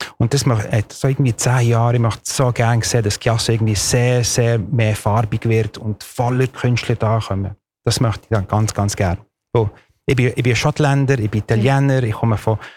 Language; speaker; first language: German; non-native, local second language; Italian